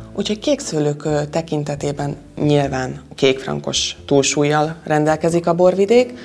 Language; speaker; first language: Hungarian; native; Hungarian